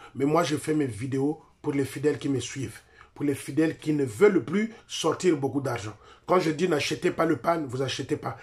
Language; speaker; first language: French; non-native, local second language; Lingala